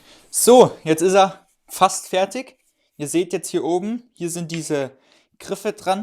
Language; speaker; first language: German; native; German